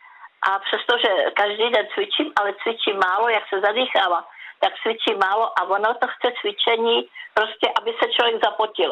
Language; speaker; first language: Czech; native; Czech